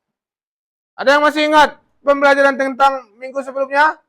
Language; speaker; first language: Indonesian; native; Indonesian